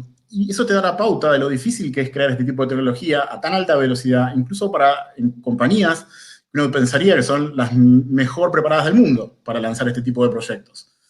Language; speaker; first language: Spanish; native; Spanish